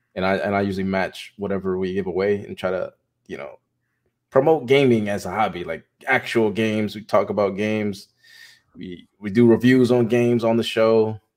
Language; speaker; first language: English; native; English